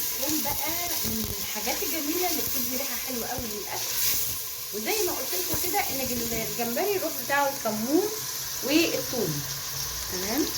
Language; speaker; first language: Arabic; native; Arabic